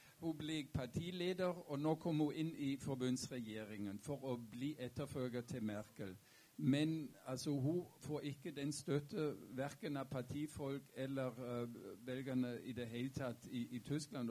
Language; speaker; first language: Norwegian; non-native, fluent; German